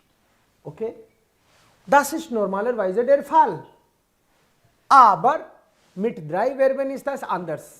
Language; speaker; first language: German; non-native, fluent; Hindi